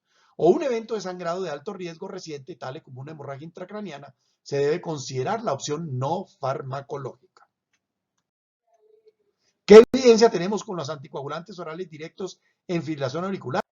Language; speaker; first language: Spanish; native; Spanish